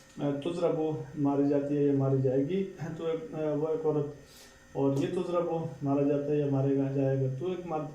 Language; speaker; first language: Urdu; native; Urdu